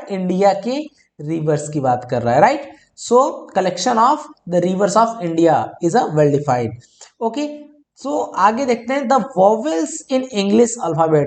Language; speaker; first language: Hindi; native; Hindi